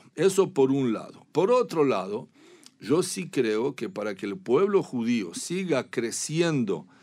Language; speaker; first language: Spanish; native; Spanish